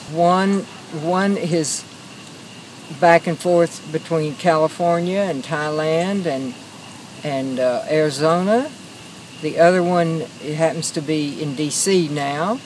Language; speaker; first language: English; native; English